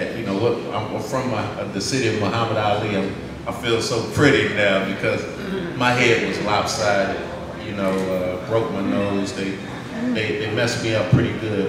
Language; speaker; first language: English; native; English